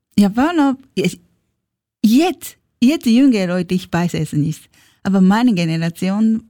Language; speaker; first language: German; non-native, learner; Japanese